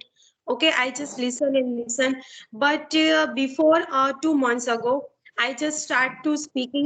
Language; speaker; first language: English; non-native, learner; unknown